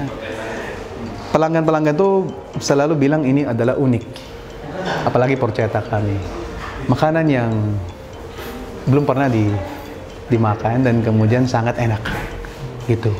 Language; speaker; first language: Indonesian; non-native, fluent; Filipino